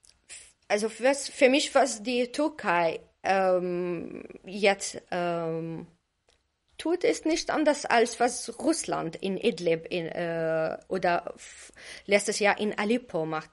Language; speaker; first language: German; non-native, fluent; Arabic